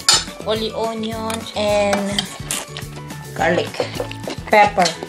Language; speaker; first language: English; non-native, learner; Filipino